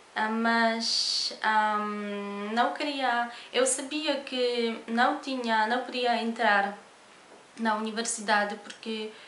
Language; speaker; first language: Portuguese; non-native, fluent; Polish